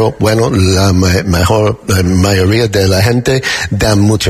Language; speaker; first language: Spanish; non-native, learner; English